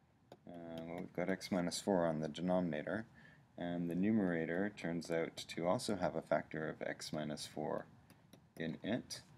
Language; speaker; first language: English; native; English